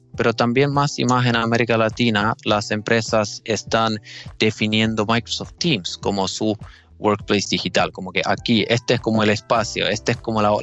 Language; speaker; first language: Spanish; non-native, fluent; Finnish